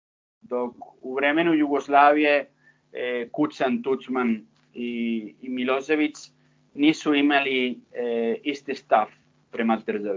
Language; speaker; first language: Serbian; non-native, fluent; Spanish